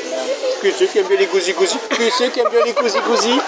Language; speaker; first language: French; native; French